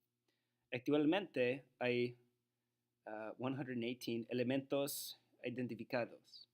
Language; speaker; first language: Spanish; non-native, learner; English